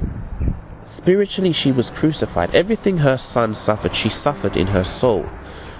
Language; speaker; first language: English; native; English